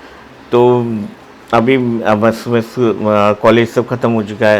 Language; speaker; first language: Hindi; non-native, local second language; Marathi